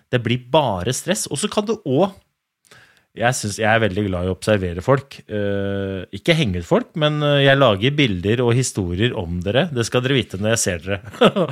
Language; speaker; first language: Norwegian; native; Norwegian